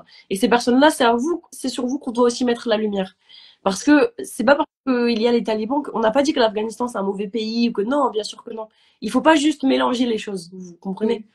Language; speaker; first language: French; native; French